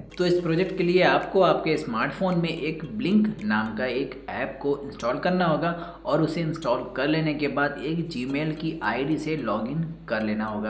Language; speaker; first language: Hindi; native; Hindi